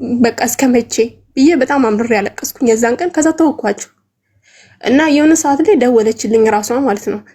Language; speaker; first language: Amharic; non-native, local second language; Oromo